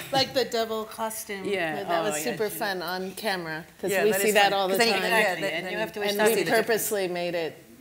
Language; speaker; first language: English; native; English